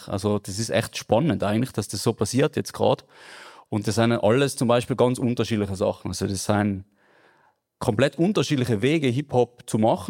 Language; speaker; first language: German; native; German